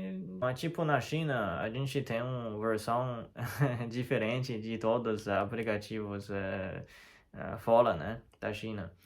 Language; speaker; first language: Portuguese; non-native, fluent; Chinese